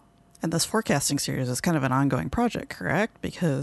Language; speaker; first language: English; native; English